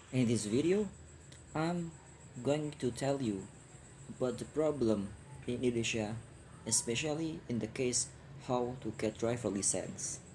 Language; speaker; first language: English; non-native, learner; Indonesian